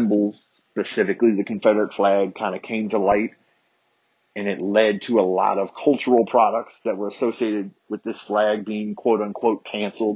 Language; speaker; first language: English; native; English